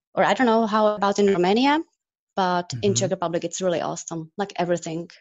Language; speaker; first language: English; non-native, fluent; Czech